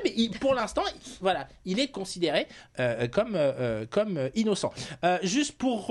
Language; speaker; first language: French; native; French